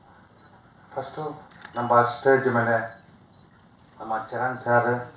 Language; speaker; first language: Tamil; non-native, learner; Kannada